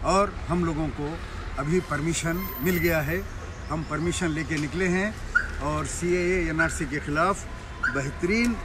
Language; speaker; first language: Urdu; native; Urdu